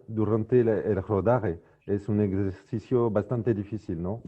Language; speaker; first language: Spanish; non-native, fluent; French